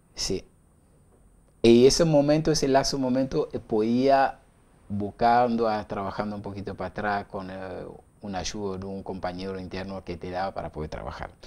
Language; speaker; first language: Spanish; non-native, learner; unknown